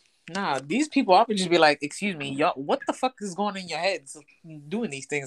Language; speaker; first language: English; early bilingual, other home language; Spanish